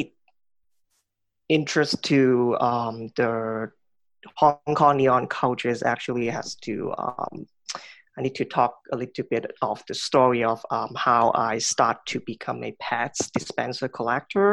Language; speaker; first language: English; non-native, local second language; Cantonese